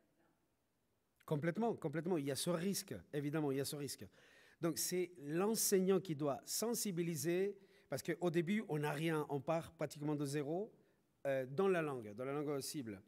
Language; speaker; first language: French; non-native, fluent; Spanish